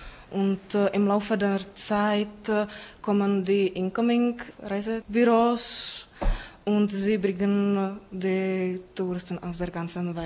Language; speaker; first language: German; non-native, fluent; Czech